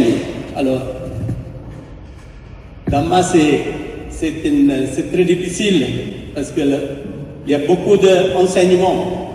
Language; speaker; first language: French; non-native, fluent; Sinhala